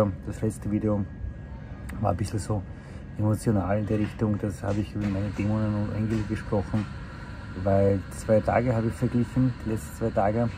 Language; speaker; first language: German; non-native, fluent; Slovak